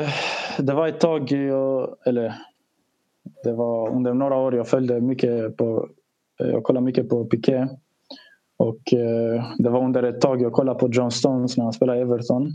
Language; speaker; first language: Swedish; early bilingual, other home language; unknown